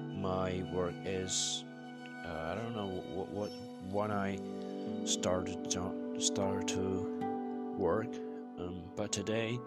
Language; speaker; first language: English; non-native, learner; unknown